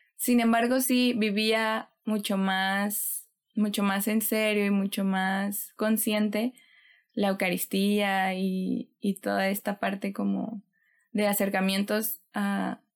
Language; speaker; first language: Spanish; native; Spanish